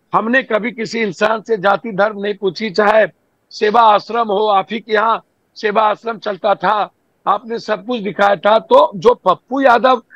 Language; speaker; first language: Hindi; native; Hindi